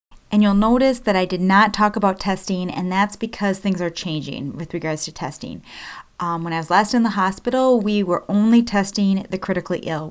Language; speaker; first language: English; native; English